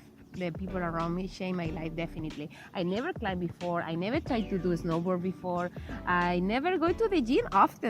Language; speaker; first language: English; non-native, learner; Spanish